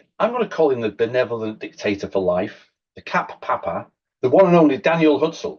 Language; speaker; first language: English; native; English